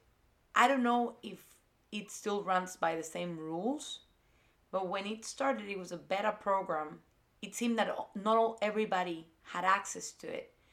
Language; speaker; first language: English; non-native, fluent; Spanish